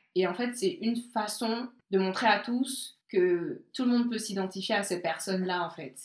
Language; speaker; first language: French; native; French